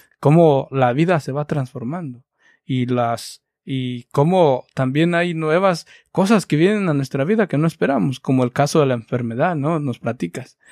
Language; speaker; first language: Spanish; native; Spanish